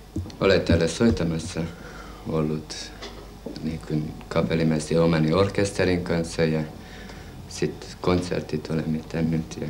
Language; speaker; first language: Finnish; non-native, learner; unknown